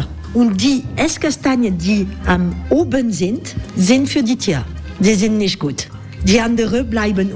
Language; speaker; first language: German; non-native, learner; French